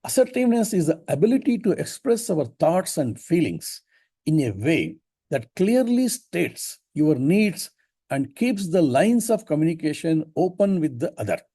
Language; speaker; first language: English; non-native, local second language; Kannada